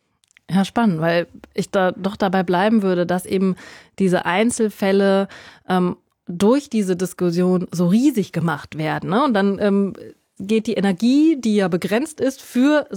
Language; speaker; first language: German; native; German